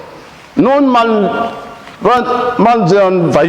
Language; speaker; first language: German; non-native, fluent; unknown